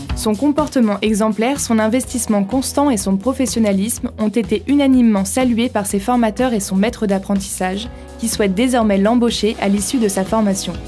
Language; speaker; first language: French; native; French